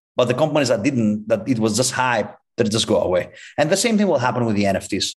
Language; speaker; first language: English; non-native, fluent; Greek